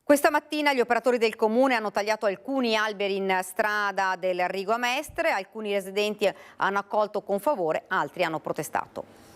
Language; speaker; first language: Italian; native; Italian